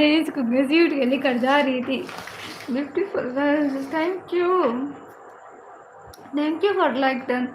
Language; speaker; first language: Urdu; non-native, local second language; Punjabi